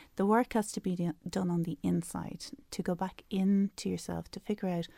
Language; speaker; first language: English; native; English